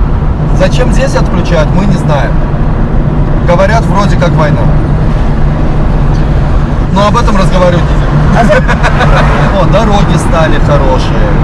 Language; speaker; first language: Russian; native; Russian